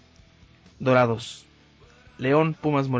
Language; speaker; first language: Spanish; native; Spanish